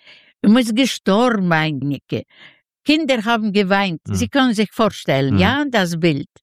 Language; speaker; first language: German; non-native, fluent; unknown